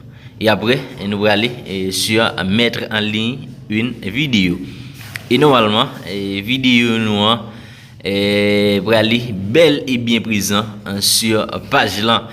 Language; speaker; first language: French; non-native, local second language; Haitian Creole